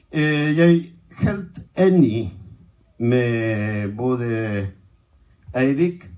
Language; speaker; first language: Norwegian; non-native, fluent; Spanish